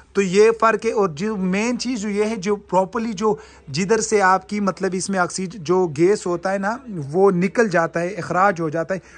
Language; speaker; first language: Urdu; non-native, local second language; Pashto